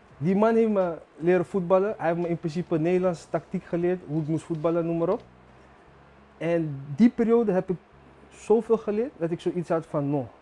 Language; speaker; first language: Dutch; non-native, local second language; Papiamento